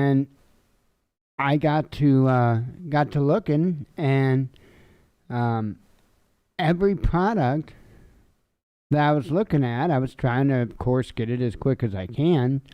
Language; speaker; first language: English; native; English